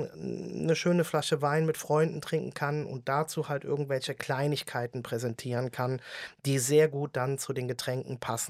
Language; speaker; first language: German; native; German